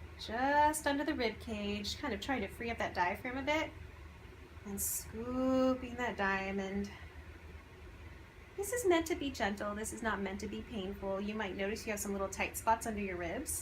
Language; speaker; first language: English; native; English